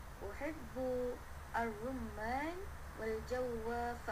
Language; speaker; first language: Arabic; non-native, learner; Malay